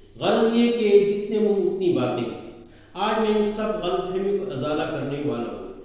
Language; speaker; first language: Urdu; non-native, local second language; Pashto